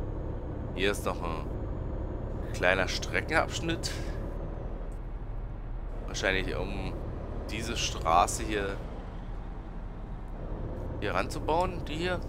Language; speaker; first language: German; native; German